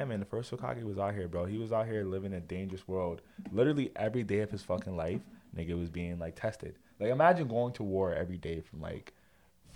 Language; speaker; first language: English; native; English